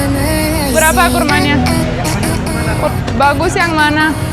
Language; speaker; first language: Indonesian; non-native, fluent; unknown